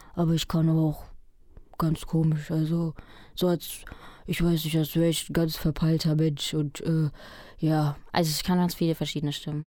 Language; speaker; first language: German; early bilingual, other home language; Spanish